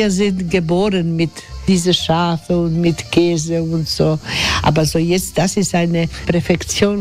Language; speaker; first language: German; non-native, learner; Croatian